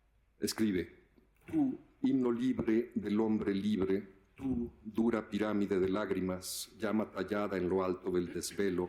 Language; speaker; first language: Spanish; native; Spanish